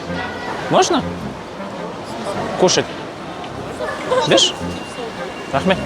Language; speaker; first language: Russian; non-native, local second language; Kazakh